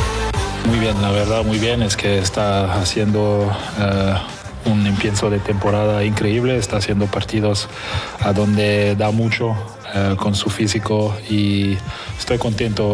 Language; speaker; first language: Spanish; non-native, fluent; French